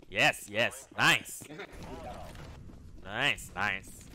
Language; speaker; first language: English; non-native, learner; Chinese